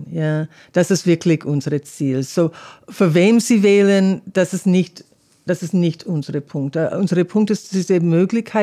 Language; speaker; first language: German; non-native, fluent; English